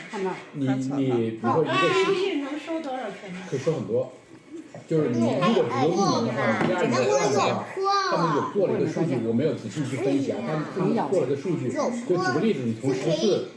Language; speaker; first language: Chinese; native; Chinese